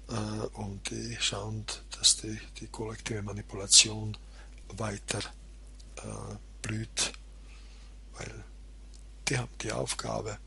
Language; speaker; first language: German; non-native, fluent; Croatian